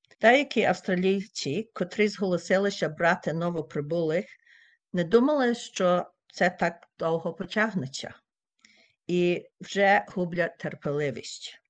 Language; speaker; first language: Ukrainian; early bilingual, heritage; Ukrainian